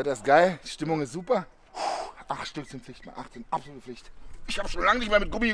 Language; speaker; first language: German; native; German